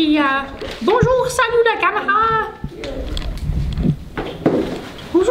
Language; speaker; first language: French; non-native, learner; English